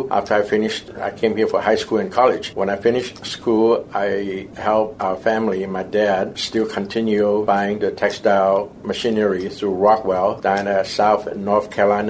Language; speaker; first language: English; non-native, local second language; Cantonese